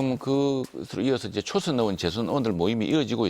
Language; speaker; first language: Korean; native; Korean